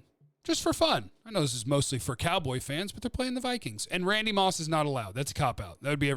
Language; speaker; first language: English; native; English